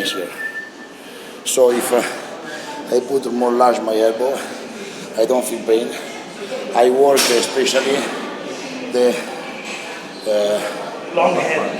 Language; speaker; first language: English; non-native, learner; Italian